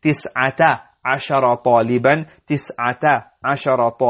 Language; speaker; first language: Arabic; non-native, fluent; English